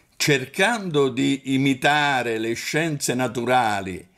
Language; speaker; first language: Italian; native; Italian